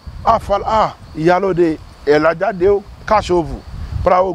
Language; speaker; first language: Portuguese; non-native, learner; Yoruba